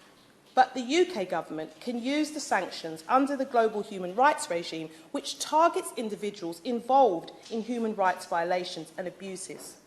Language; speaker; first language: English; native; English